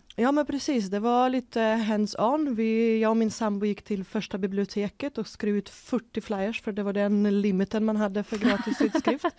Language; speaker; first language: Swedish; early bilingual, other home language; Ukrainian